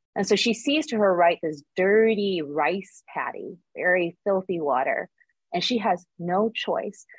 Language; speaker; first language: English; early bilingual, other home language; Korean